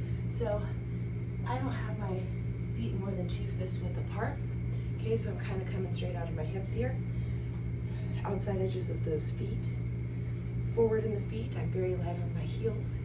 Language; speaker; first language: English; native; English